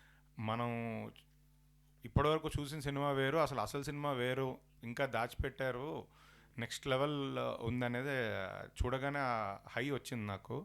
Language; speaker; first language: Telugu; native; Telugu